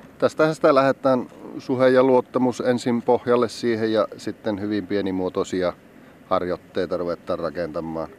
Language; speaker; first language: Finnish; native; Finnish